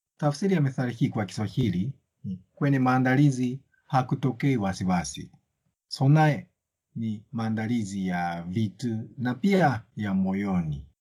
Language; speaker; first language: Swahili; non-native, fluent; Japanese